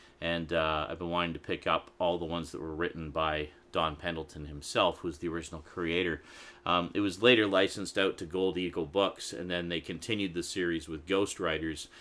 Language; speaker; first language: English; native; English